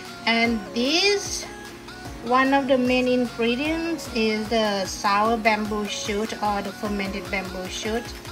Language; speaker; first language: English; non-native, fluent; Thai